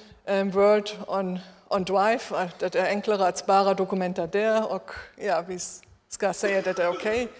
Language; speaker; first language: Swedish; non-native, fluent; German